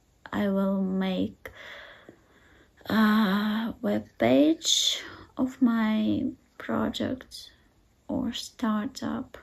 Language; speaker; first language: English; non-native, learner; Russian